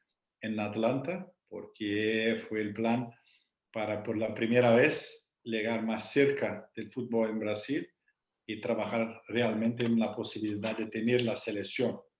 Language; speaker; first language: Spanish; non-native, fluent; Portuguese